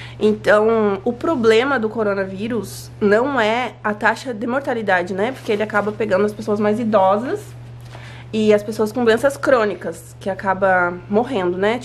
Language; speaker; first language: Portuguese; native; Portuguese